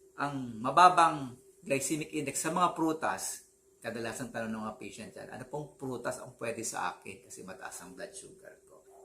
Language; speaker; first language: Filipino; native; Filipino